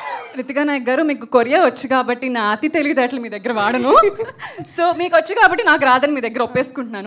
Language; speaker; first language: Telugu; native; Telugu